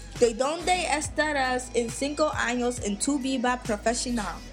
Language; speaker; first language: Spanish; non-native, learner; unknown